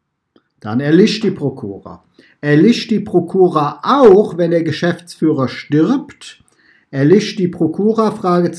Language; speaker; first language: German; native; German